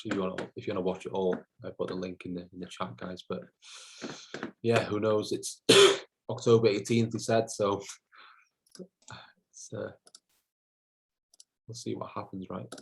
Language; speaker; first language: English; native; English